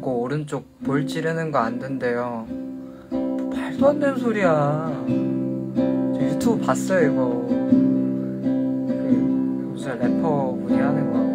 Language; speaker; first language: Korean; native; Korean